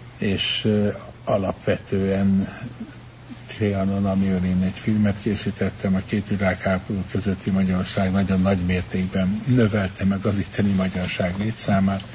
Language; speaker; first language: Hungarian; native; Hungarian